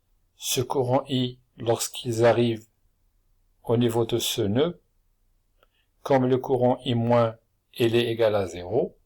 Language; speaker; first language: French; non-native, local second language; Arabic